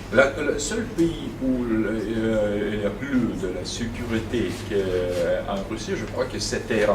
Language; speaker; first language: French; non-native, fluent; Russian